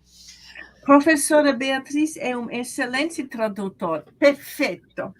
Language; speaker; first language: Portuguese; non-native, learner; English